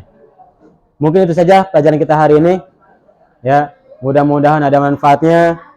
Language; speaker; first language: Indonesian; native; Indonesian